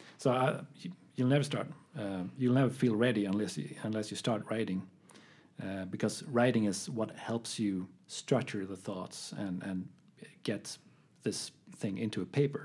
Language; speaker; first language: English; non-native, fluent; Swedish